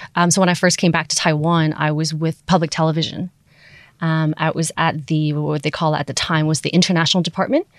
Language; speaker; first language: English; early bilingual, other home language; Chinese